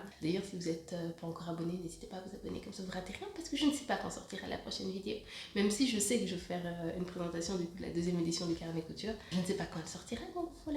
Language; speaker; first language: French; native; French